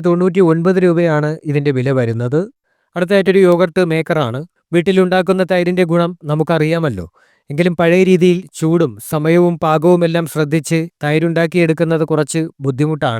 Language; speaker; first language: Malayalam; native; Malayalam